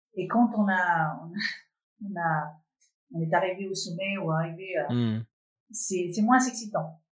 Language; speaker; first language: French; non-native, fluent; Danish